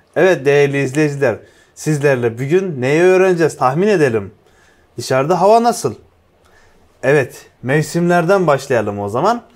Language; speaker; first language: Turkish; non-native, fluent; Uzbek